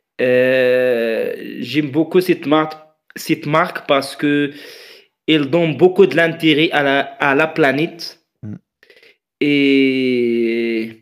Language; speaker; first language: French; non-native, fluent; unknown